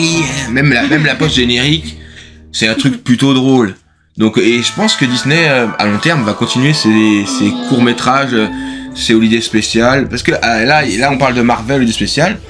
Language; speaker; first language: French; native; French